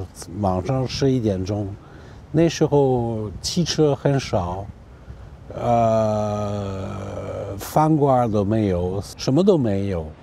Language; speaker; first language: Chinese; non-native, fluent; French